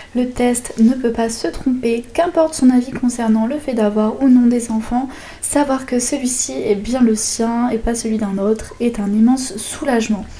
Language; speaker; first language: French; native; French